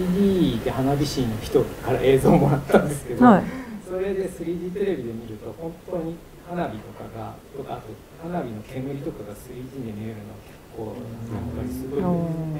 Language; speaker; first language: Japanese; native; Japanese